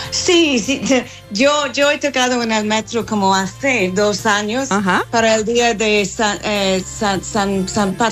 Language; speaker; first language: Spanish; non-native, fluent; English